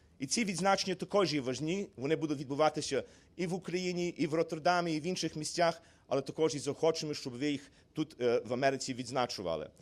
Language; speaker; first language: Ukrainian; early bilingual, heritage; Ukrainian